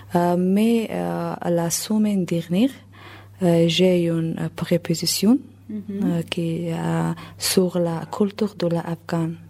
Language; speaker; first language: French; non-native, learner; Persian